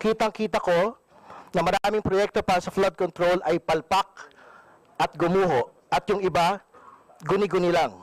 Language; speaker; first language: Filipino; native; Filipino